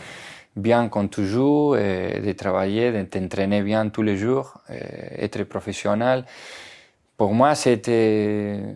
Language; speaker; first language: French; non-native, fluent; Spanish